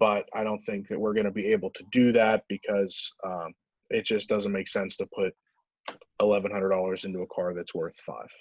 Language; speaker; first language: English; native; English